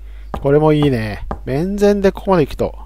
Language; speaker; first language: Japanese; native; Japanese